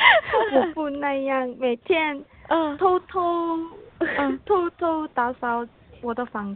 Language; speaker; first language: Chinese; non-native, learner; Korean